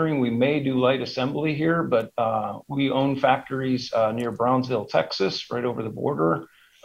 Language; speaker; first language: English; native; English